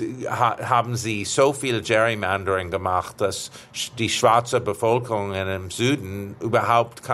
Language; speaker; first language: German; non-native, fluent; English